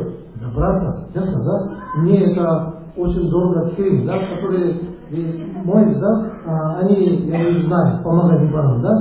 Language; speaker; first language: Russian; non-native, learner; Tibetan